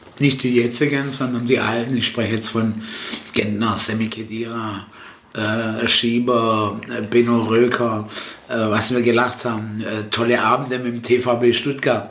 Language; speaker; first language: German; early bilingual, other home language; Italian